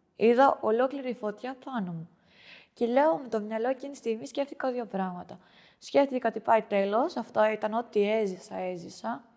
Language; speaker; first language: Greek; early bilingual, other home language; Albanian